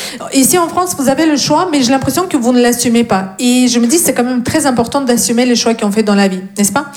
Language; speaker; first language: French; non-native, fluent; Russian